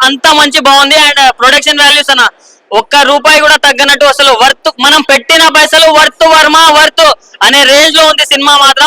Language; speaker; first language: Telugu; native; Telugu